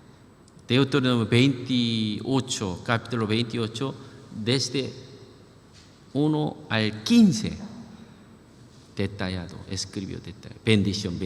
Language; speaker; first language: Spanish; non-native, learner; Korean